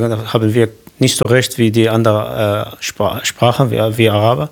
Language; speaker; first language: German; non-native, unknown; Kurdish